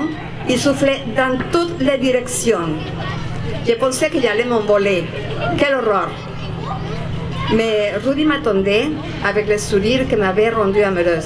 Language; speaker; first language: French; non-native, fluent; Spanish